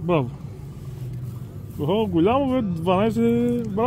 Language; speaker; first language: Bulgarian; non-native, learner; Greek